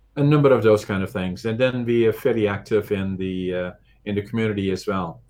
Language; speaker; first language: English; non-native, fluent; Dutch